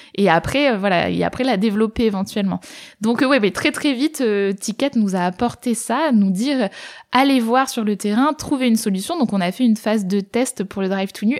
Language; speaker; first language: French; native; French